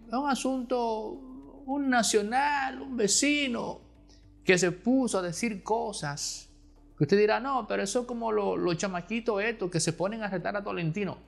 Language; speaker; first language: Spanish; native; Spanish